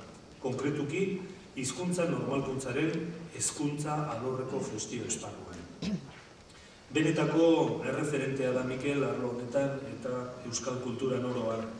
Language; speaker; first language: Basque; native; Basque